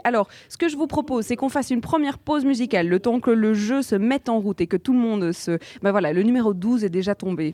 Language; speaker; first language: French; native; French